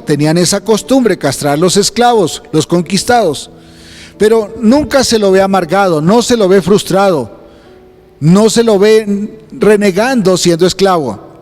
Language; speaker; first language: Spanish; native; Spanish